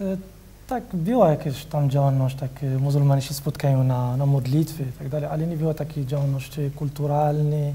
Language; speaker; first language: Polish; non-native, learner; Arabic